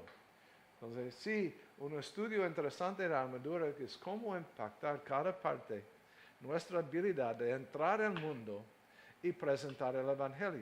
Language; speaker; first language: Spanish; non-native, fluent; English